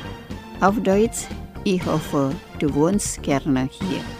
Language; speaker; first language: German; non-native, fluent; Indonesian